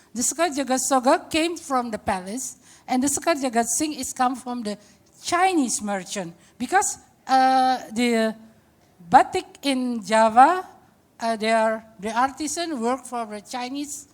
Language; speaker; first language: English; non-native, fluent; Indonesian